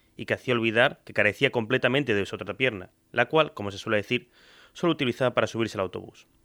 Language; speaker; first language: Spanish; native; Spanish